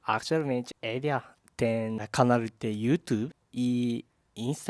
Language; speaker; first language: Portuguese; non-native, learner; Japanese